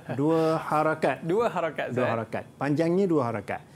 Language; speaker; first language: Malay; native; Malay